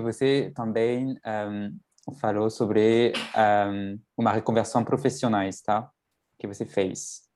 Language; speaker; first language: Portuguese; non-native, fluent; French